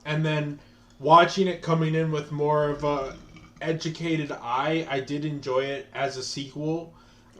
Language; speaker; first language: English; native; English